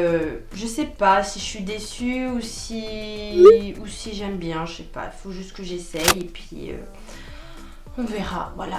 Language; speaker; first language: French; native; French